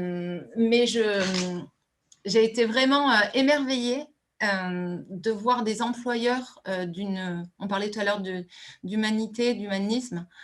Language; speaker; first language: French; native; French